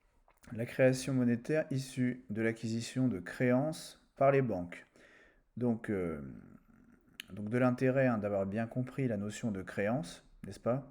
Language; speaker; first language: French; native; French